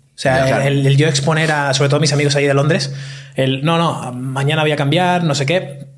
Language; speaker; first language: Spanish; native; Spanish